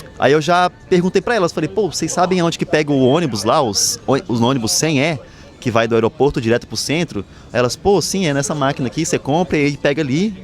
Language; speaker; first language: Portuguese; native; Portuguese